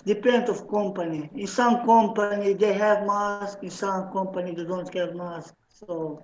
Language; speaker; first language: English; non-native, learner; Slovenian